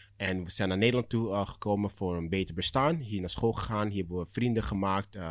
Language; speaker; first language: Dutch; early bilingual, other home language; Akan